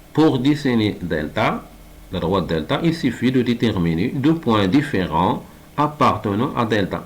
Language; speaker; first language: French; non-native, local second language; Arabic